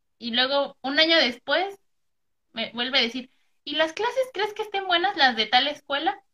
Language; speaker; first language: Spanish; native; Spanish